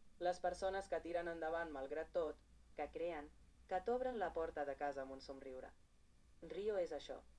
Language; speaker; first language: Catalan; non-native, fluent; Portuguese